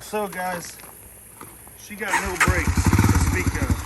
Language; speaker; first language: English; native; English